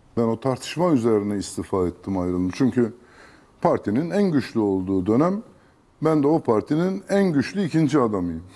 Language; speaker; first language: Turkish; non-native, local second language; Kurdish